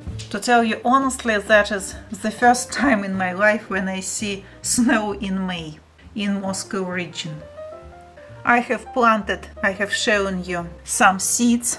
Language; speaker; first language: English; non-native, fluent; Russian